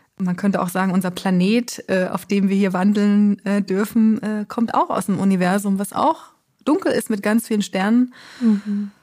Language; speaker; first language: German; native; German